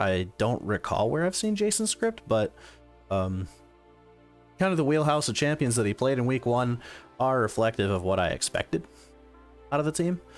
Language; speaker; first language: English; native; English